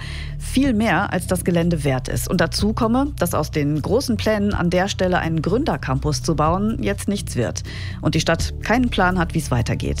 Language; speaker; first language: German; native; German